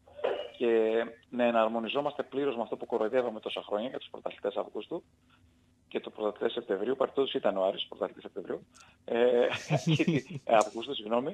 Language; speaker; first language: Greek; native; Greek